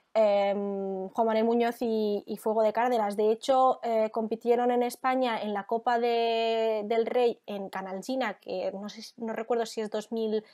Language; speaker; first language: Spanish; native; Spanish